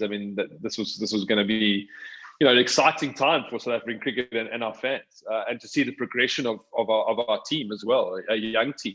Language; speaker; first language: English; native; English